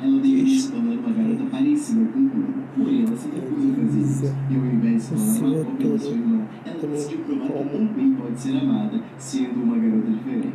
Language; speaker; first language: Portuguese; native; Portuguese